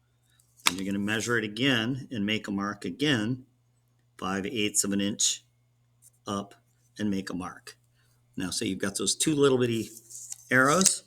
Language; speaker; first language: English; native; English